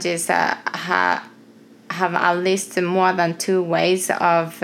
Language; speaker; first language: English; non-native, fluent; Japanese